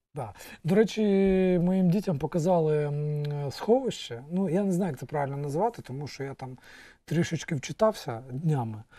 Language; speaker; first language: Ukrainian; native; Ukrainian